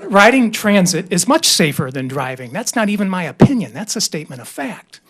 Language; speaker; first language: English; native; English